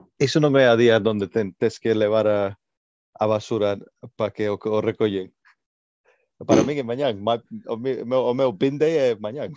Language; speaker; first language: Galician; non-native, local second language; Spanish